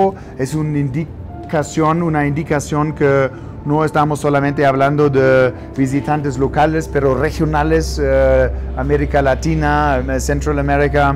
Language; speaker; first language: Spanish; non-native, fluent; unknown